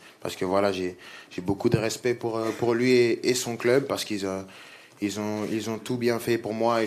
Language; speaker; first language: French; native; French